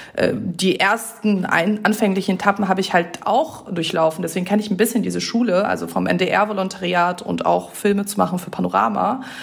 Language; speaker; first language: German; early bilingual, other home language; Persian